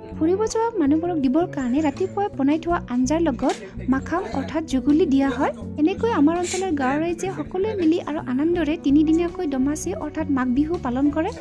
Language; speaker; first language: Assamese; non-native, local second language; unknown